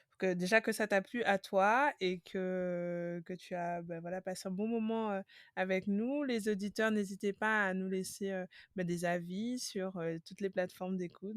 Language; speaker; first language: French; native; French